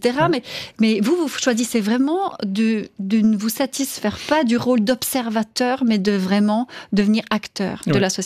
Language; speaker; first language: French; native; French